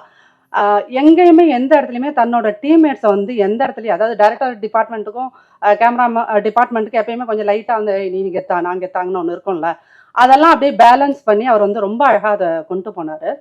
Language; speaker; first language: Tamil; native; Tamil